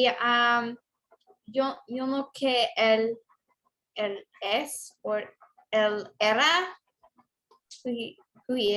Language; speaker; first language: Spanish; non-native, learner; English